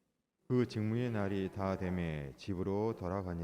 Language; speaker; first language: Korean; native; Korean